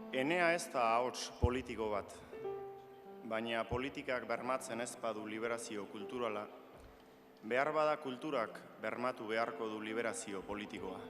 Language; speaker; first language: Basque; native; Basque